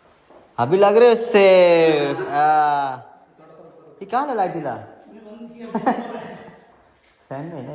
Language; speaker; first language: Hindi; non-native, local second language; Marathi